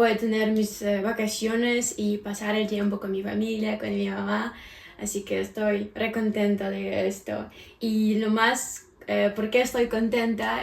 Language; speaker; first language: Spanish; non-native, fluent; Ukrainian